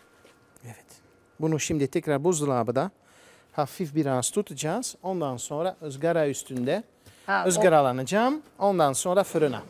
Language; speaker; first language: Turkish; non-native, fluent; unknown